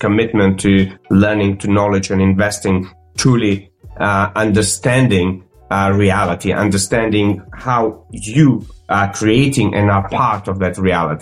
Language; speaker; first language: English; non-native, fluent; Macedonian